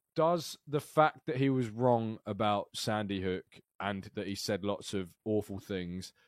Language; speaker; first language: English; native; English